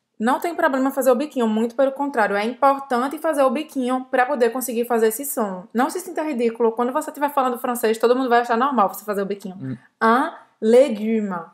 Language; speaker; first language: Portuguese; native; Portuguese